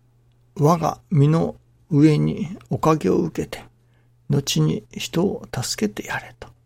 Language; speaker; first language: Japanese; native; Japanese